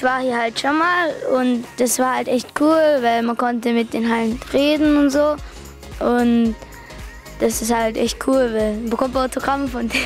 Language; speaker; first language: German; native; German